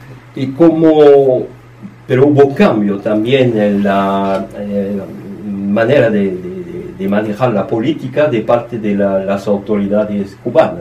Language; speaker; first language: Spanish; non-native, fluent; French